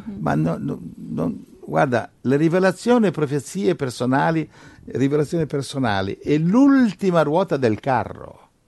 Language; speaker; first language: Italian; non-native, fluent; English